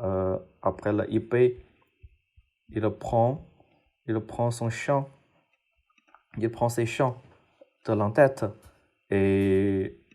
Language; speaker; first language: French; non-native, fluent; Chinese